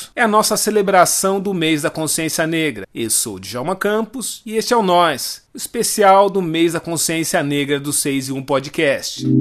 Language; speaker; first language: Portuguese; native; Portuguese